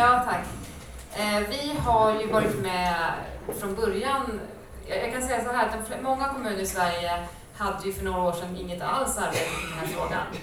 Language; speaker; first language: Swedish; native; Swedish